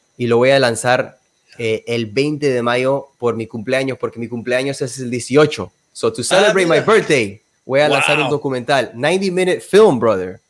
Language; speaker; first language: Spanish; native; Spanish